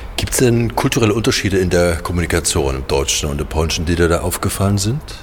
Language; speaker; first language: German; native; German